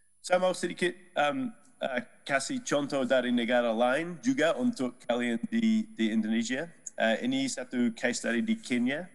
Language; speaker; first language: Indonesian; non-native, learner; Dutch